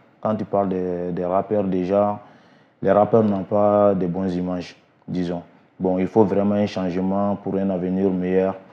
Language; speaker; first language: French; non-native, local second language; Bambara